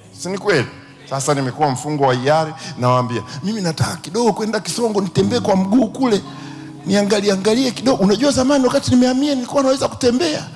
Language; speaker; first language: Swahili; native; Swahili